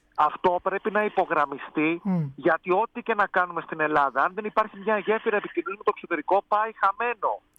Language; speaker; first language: Greek; native; Greek